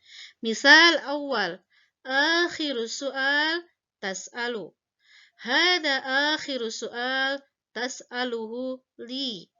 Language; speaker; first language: Arabic; non-native, fluent; Indonesian